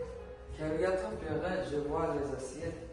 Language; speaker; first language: French; non-native, learner; Uzbek